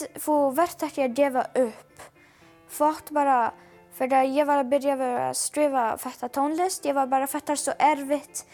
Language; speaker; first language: Icelandic; non-native, learner; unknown